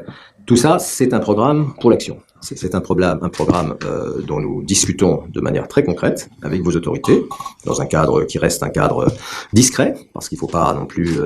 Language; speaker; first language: French; native; French